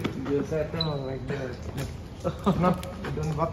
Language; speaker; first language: English; non-native, learner; Indonesian